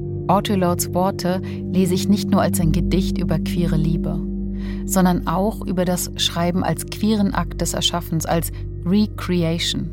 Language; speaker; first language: German; native; German